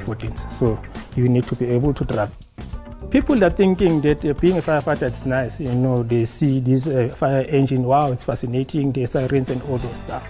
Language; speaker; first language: English; non-native, local second language; Zulu